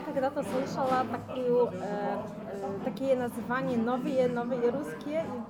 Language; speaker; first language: Russian; non-native, learner; Polish